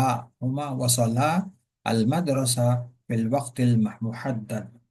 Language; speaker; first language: Arabic; non-native, fluent; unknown